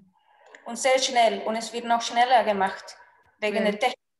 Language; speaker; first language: German; non-native, fluent; Spanish